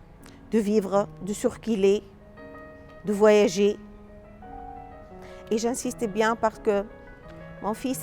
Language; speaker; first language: French; non-native, local second language; Arabic